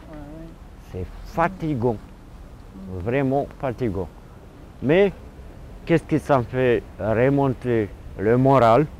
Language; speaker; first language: French; non-native, fluent; Romanian